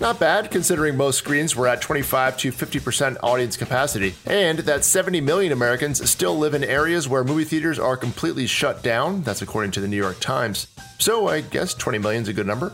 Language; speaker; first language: English; native; English